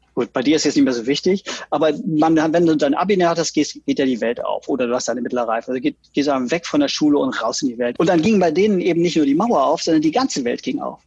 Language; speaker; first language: German; native; German